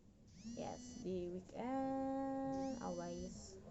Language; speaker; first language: English; non-native, learner; Indonesian